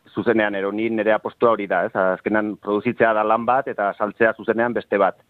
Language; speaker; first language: Basque; native; Basque